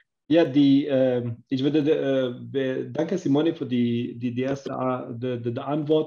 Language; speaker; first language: German; non-native, learner; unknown